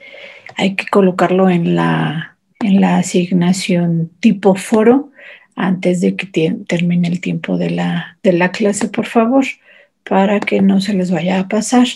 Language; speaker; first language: Spanish; native; Spanish